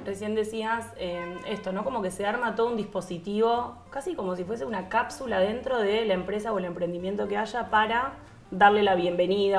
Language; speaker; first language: Spanish; native; Spanish